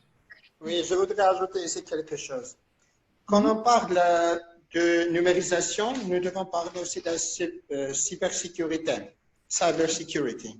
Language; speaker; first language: French; non-native, fluent; Armenian